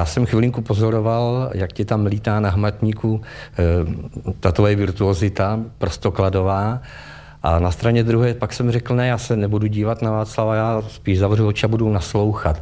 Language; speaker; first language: Czech; native; Czech